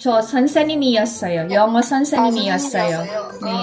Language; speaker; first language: Korean; non-native, learner; Filipino